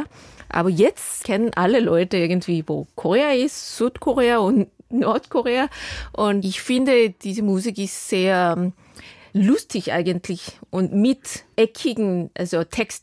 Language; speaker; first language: German; non-native, fluent; Korean